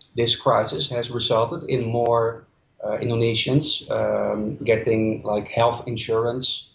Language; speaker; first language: English; non-native, fluent; Dutch